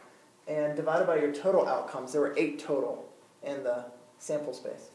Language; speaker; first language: English; native; English